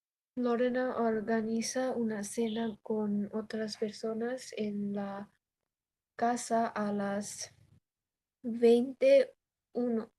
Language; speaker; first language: Spanish; non-native, learner; Bangla